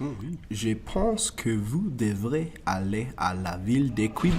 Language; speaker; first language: French; non-native, learner; English